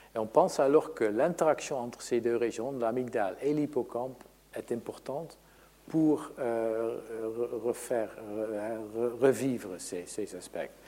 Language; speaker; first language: French; non-native, fluent; Dutch